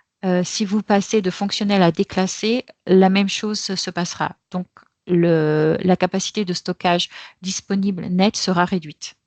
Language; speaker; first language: French; native; French